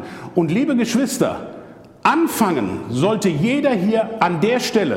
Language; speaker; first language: German; native; German